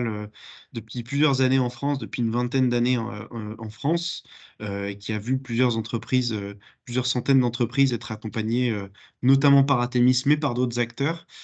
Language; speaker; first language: French; native; French